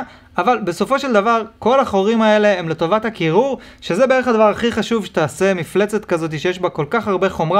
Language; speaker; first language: Hebrew; native; Hebrew